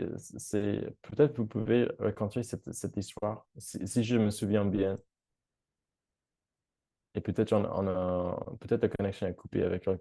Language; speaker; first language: French; non-native, fluent; English